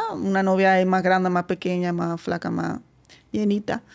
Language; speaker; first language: Spanish; non-native, fluent; Dutch